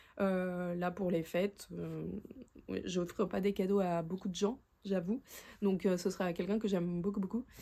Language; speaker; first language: French; native; French